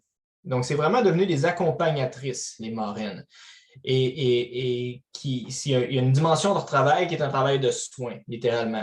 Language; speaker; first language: French; native; French